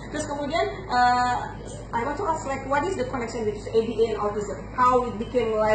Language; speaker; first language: English; non-native, fluent; Indonesian